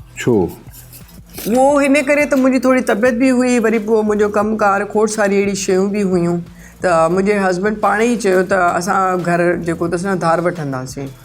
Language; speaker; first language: Sindhi; non-native, local second language; Urdu